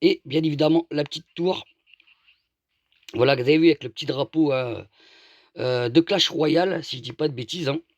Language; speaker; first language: French; native; French